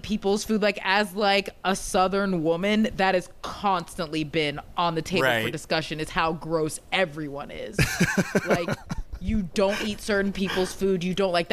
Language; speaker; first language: English; native; English